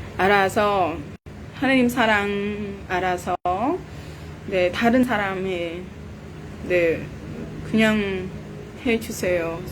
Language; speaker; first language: Korean; non-native, learner; Vietnamese